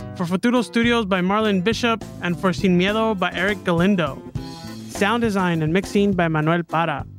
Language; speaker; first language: English; native; English